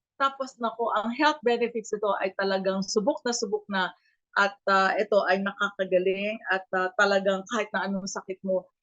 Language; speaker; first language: Filipino; native; Filipino